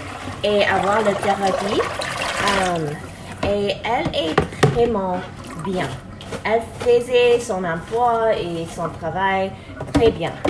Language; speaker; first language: French; non-native, learner; English